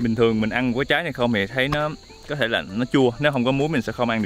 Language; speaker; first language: Vietnamese; native; Vietnamese